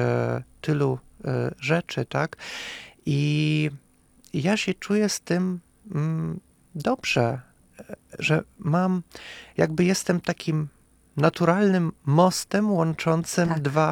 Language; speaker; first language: Polish; non-native, fluent; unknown